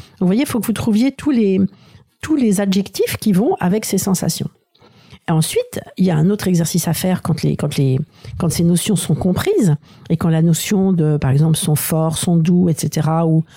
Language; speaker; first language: French; native; French